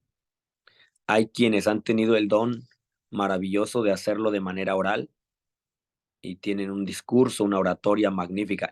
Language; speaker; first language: Spanish; native; Spanish